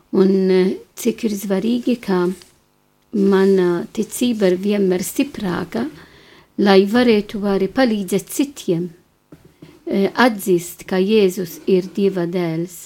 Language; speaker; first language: Latvian; non-native, fluent; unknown